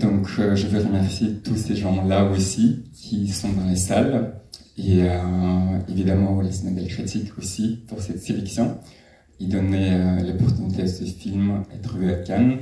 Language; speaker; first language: French; non-native, fluent; Chechen